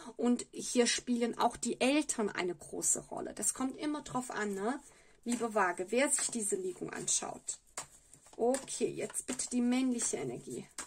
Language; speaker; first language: German; non-native, fluent; Italian